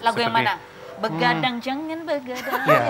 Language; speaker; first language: Indonesian; native; Indonesian